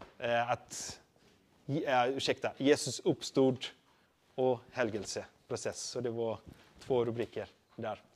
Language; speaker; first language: Swedish; non-native, fluent; Portuguese